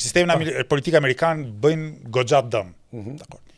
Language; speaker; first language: Albanian; native; Albanian